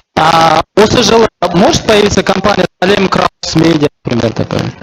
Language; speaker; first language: Russian; non-native, local second language; Kazakh